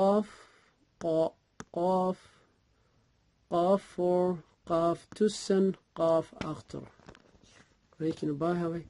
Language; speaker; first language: Dutch; non-native, learner; Somali